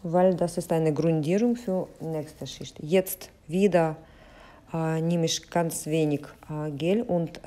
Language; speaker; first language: German; non-native, fluent; Russian